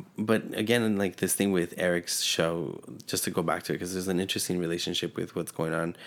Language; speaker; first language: English; early bilingual, other home language; Spanish